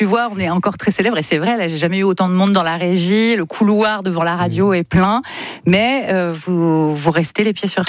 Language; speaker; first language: French; native; French